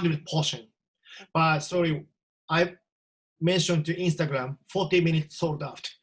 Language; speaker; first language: English; non-native, learner; Japanese